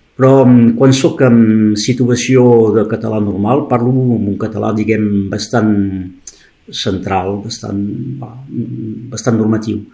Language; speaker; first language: Catalan; native; Catalan